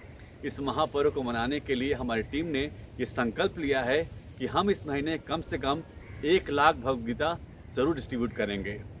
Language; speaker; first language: Hindi; native; Hindi